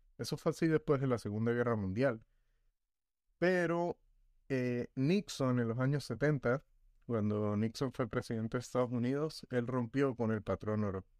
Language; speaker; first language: Spanish; native; Spanish